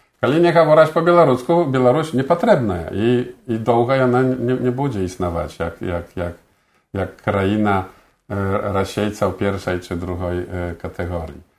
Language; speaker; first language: Polish; non-native, local second language; Belarusian